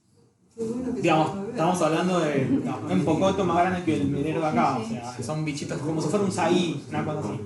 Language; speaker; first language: Spanish; native; Spanish